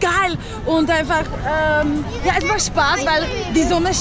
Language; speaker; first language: German; non-native, fluent; Slovak